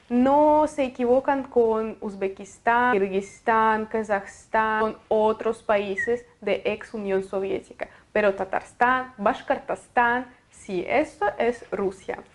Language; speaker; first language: Spanish; non-native, fluent; Russian